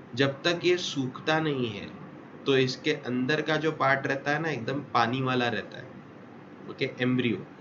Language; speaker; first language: Hindi; non-native, local second language; Marathi